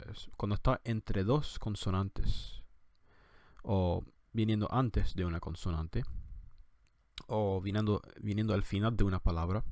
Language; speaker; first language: Spanish; non-native, fluent; English